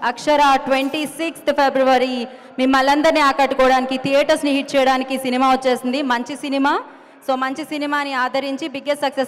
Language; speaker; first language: Telugu; native; Telugu